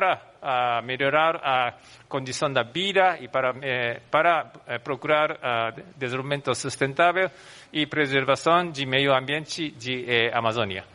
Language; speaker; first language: Portuguese; non-native, fluent; Japanese